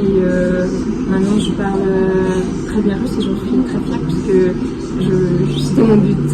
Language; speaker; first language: French; early bilingual, heritage; French